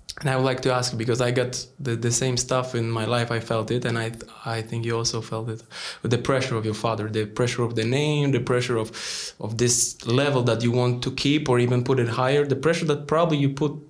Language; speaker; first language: English; non-native, learner; Polish